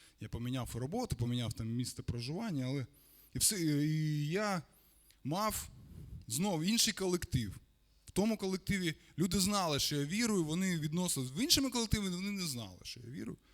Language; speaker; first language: Ukrainian; non-native, local second language; Russian